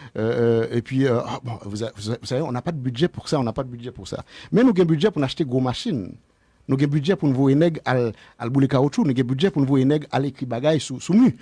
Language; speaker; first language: French; non-native, local second language; Haitian Creole